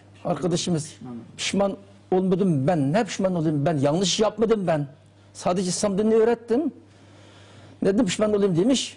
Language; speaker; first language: Turkish; non-native, learner; Uyghur